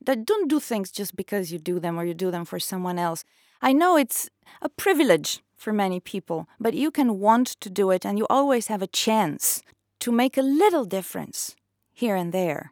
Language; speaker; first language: English; non-native, fluent; Italian